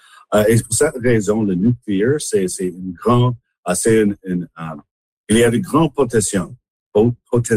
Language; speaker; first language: French; non-native, local second language; English